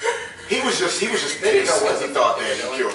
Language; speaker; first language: English; native; English